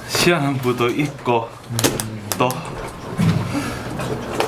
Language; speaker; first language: Korean; native; Korean